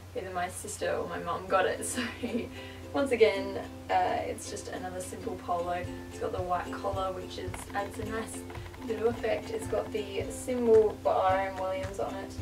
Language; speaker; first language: English; native; English